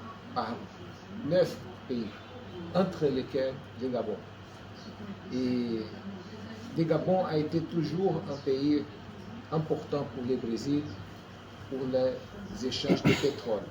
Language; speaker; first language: French; non-native, fluent; Portuguese